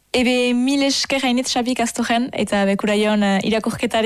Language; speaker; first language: Basque; native; Basque